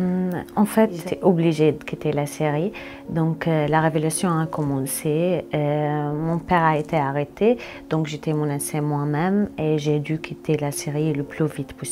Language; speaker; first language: French; non-native, fluent; Arabic